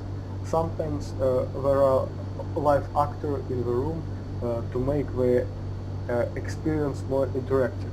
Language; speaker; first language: English; non-native, learner; Russian